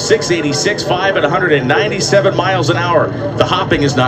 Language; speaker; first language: English; native; English